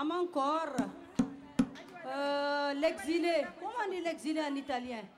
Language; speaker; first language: French; non-native, local second language; Tamasheq